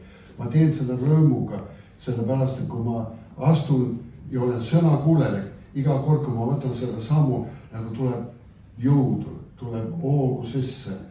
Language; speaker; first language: Estonian; early bilingual, heritage; Estonian